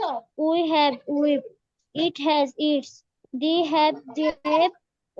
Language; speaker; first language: English; non-native, learner; Bangla